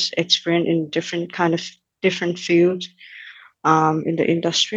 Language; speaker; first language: English; non-native, fluent; Thai